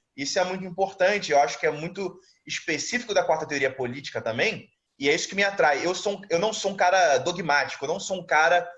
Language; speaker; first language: Portuguese; native; Portuguese